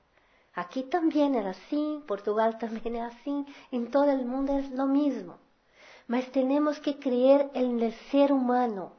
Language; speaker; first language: Spanish; non-native, fluent; Portuguese